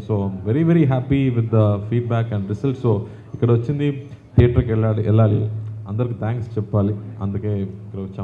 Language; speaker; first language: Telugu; non-native, fluent; Tamil